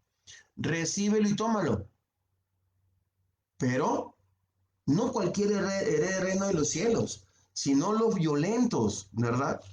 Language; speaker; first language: Spanish; native; Spanish